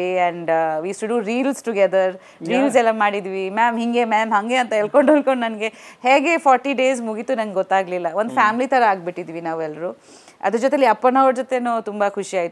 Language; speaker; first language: Kannada; non-native, local second language; Bangla